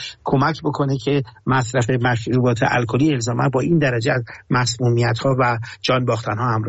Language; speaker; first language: Persian; native; Persian